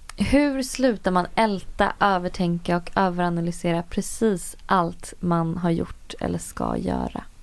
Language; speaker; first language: Swedish; native; Swedish